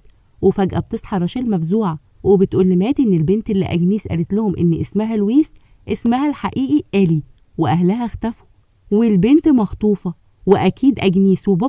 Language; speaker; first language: Arabic; native; Arabic